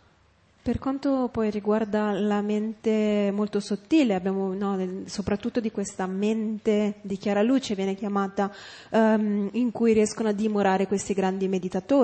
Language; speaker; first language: Italian; native; Italian